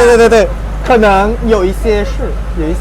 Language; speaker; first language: Chinese; non-native, fluent; Thai